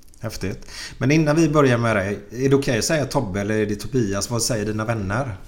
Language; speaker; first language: Swedish; native; Swedish